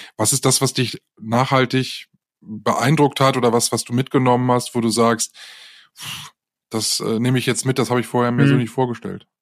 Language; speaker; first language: German; native; German